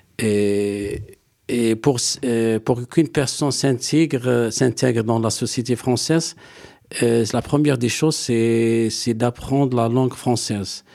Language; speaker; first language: French; non-native, local second language; Arabic